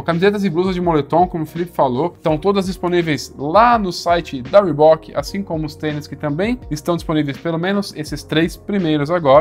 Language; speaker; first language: Portuguese; native; Portuguese